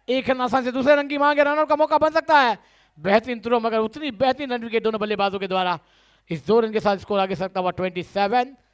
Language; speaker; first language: Hindi; non-native, local second language; Marathi